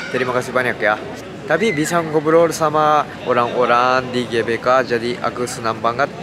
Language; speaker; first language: Indonesian; non-native, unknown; Japanese